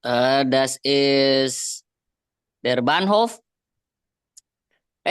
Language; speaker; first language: German; non-native, learner; Indonesian